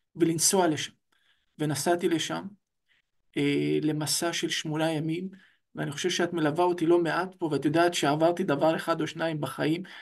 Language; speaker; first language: Hebrew; non-native, local second language; Arabic